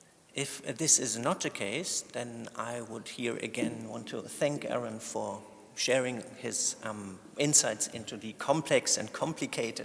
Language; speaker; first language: English; non-native, fluent; German